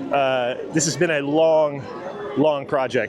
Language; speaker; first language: English; native; English